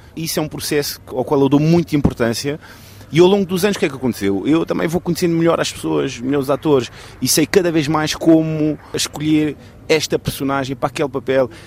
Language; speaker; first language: Portuguese; early bilingual, heritage; Portuguese